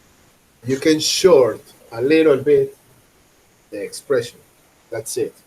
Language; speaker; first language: English; non-native, fluent; Spanish